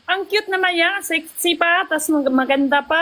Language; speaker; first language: Filipino; non-native, learner; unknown